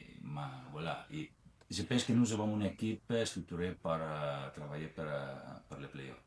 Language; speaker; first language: French; non-native, learner; Italian